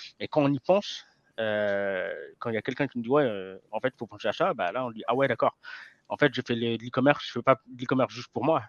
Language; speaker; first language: French; native; French